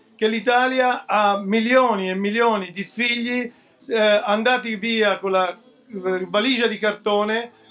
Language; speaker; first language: Italian; native; Italian